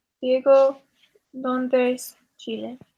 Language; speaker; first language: Spanish; non-native, learner; English